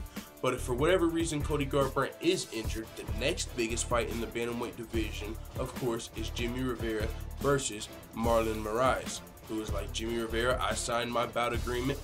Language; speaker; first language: English; native; English